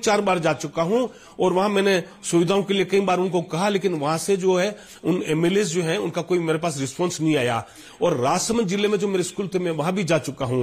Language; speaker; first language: Hindi; native; Hindi